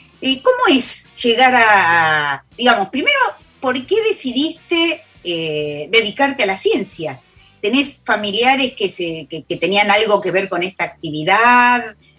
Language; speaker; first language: Spanish; native; Spanish